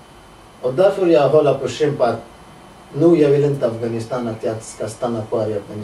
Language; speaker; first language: Swedish; non-native, learner; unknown